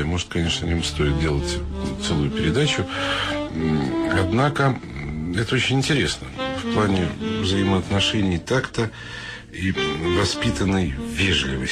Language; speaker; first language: Russian; native; Russian